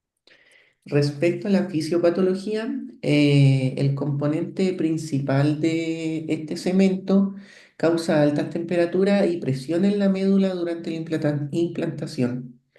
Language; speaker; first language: Spanish; native; Spanish